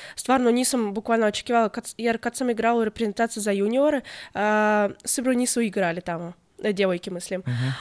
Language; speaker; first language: Serbian; non-native, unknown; Russian